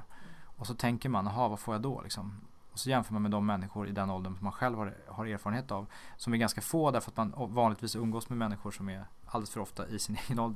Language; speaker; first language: Swedish; native; Swedish